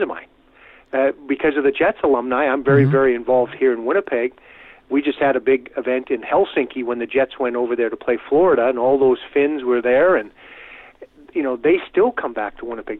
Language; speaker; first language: English; native; English